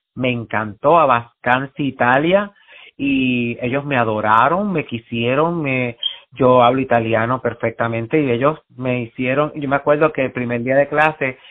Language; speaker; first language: Spanish; native; Spanish